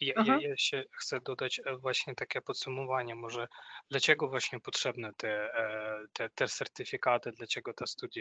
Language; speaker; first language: Polish; non-native, fluent; Ukrainian